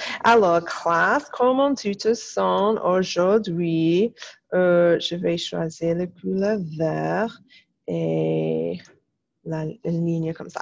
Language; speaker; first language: French; non-native, fluent; English